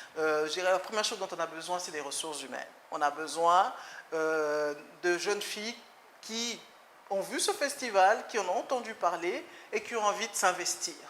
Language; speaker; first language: French; early bilingual, other home language; Lingala